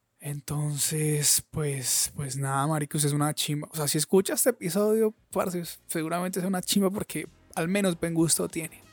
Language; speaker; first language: Spanish; native; Spanish